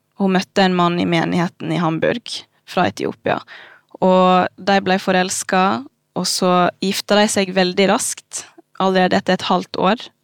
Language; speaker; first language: Norwegian; early bilingual, other home language; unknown